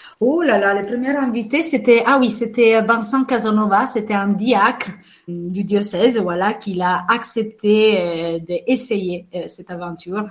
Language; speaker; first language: French; non-native, fluent; Italian